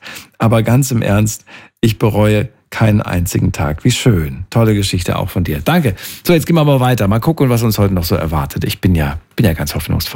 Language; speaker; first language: German; native; German